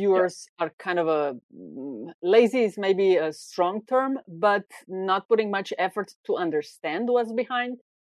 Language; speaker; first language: English; non-native, fluent; Slovenian